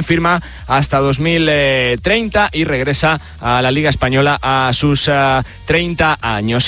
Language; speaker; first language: Spanish; native; Spanish